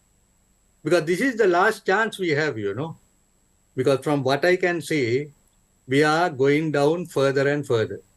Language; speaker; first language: English; non-native, local second language; Sinhala